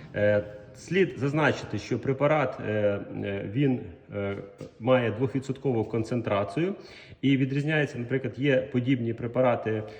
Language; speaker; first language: Ukrainian; non-native, local second language; Russian